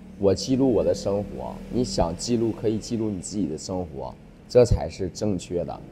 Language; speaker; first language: Chinese; native; Chinese